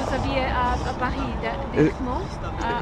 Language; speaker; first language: French; non-native, learner; Czech